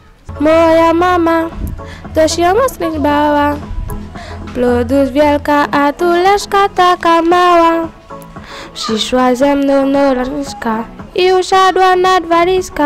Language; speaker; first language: Polish; non-native, learner; Haitian Creole